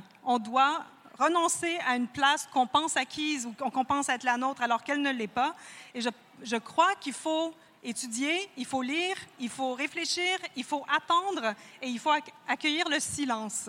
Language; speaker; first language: French; native; French